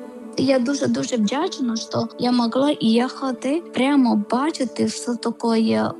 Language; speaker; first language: Ukrainian; non-native, learner; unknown